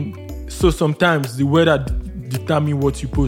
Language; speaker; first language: English; non-native, local second language; Yoruba